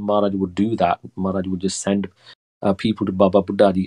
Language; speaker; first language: English; early bilingual, other home language; Punjabi